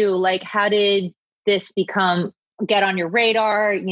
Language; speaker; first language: English; native; English